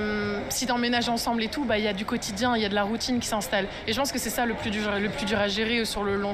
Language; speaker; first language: French; native; French